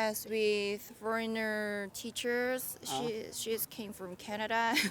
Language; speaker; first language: English; non-native, learner; Korean